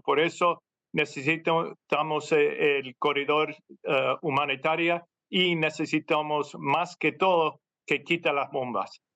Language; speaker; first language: Spanish; non-native, fluent; English